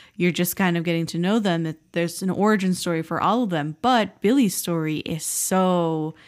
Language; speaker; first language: English; native; English